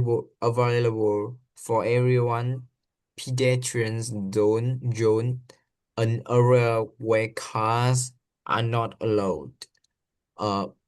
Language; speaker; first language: English; non-native, learner; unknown